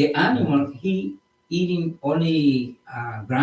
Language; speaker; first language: English; non-native, learner; Spanish